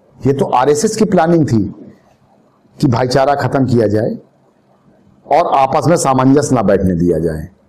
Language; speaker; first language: Hindi; native; Hindi